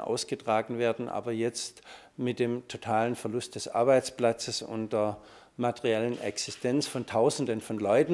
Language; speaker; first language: German; native; German